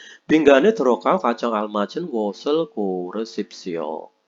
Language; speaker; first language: Korean; non-native, fluent; Indonesian